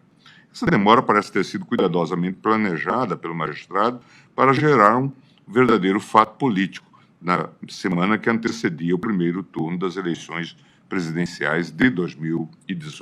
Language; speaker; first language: Portuguese; native; Portuguese